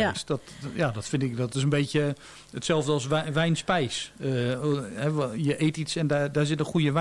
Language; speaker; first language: Dutch; native; Dutch